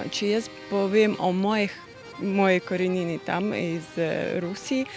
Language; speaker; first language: Slovenian; non-native, fluent; Russian